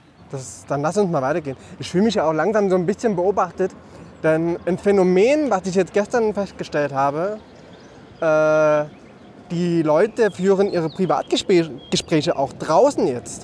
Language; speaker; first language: German; native; German